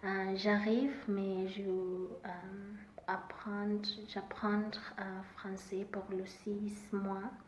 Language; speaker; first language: French; non-native, learner; Southern Sotho